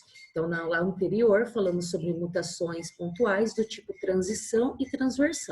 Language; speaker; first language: Portuguese; native; Portuguese